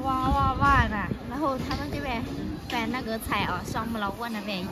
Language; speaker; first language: Chinese; non-native, fluent; Lao